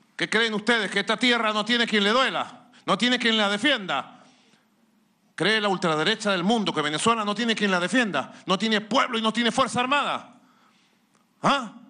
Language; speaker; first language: Spanish; native; Spanish